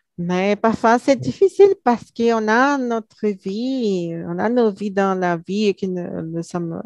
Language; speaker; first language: French; non-native, learner; Portuguese